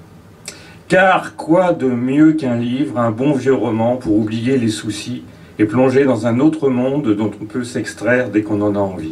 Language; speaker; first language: French; native; French